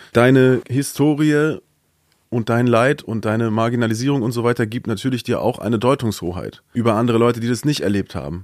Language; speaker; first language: German; native; German